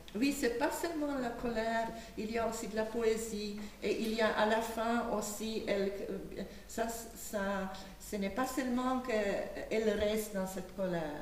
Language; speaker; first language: French; non-native, fluent; Slovak